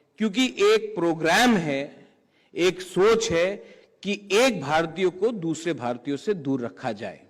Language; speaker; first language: Hindi; non-native, local second language; Kok Borok